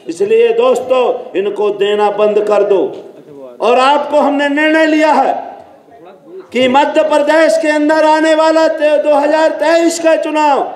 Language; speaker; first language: Hindi; native; Hindi